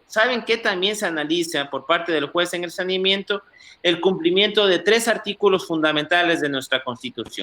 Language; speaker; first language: Spanish; native; Spanish